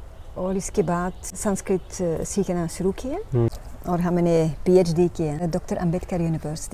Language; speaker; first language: Hindi; non-native, learner; Dutch